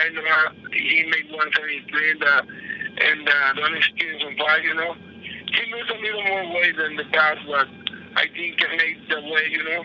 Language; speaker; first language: English; non-native, learner; Spanish